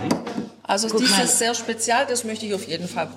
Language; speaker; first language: German; native; German